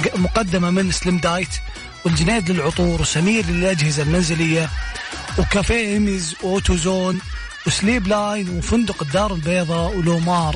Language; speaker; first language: Arabic; native; Arabic